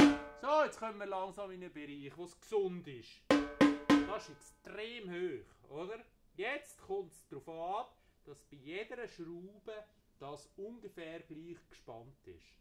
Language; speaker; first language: German; native; German